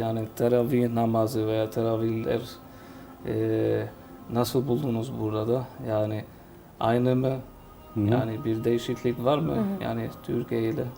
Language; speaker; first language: Turkish; non-native, fluent; Albanian